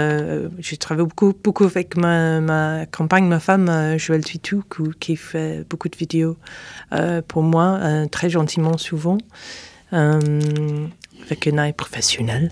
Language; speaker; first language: French; non-native, fluent; English